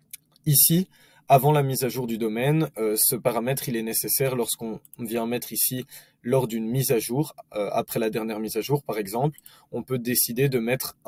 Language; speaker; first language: French; native; French